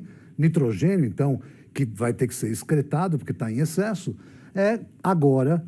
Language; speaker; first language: Portuguese; native; Portuguese